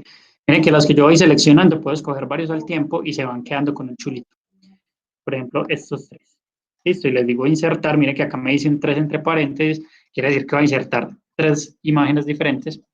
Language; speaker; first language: Spanish; native; Spanish